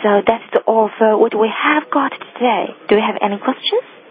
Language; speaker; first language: English; non-native, fluent; Chinese